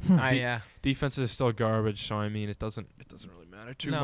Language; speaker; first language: English; native; English